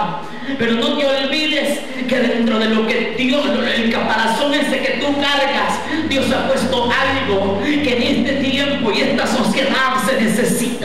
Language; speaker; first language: Spanish; native; Spanish